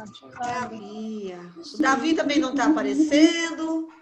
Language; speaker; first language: Portuguese; native; Portuguese